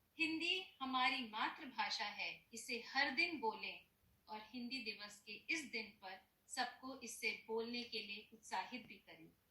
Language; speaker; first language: Hindi; native; Hindi